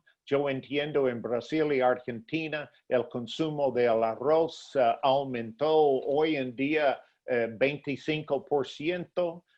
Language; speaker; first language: Spanish; non-native, fluent; English